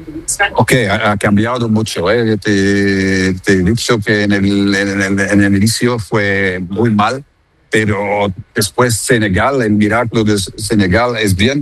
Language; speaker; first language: Spanish; non-native, fluent; Dutch